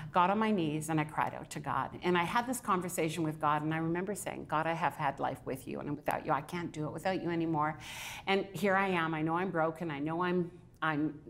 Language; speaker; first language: English; native; English